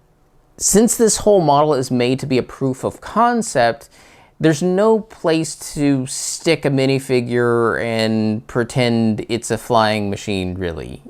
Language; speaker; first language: English; native; English